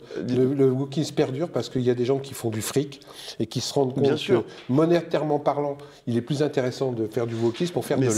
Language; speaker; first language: French; native; French